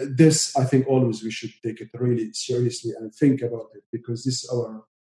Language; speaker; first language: English; non-native, learner; Arabic